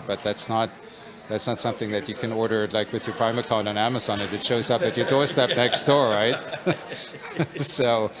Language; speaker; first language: English; non-native, fluent; German